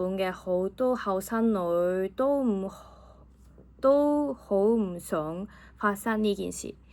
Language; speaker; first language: Cantonese; non-native, fluent; Japanese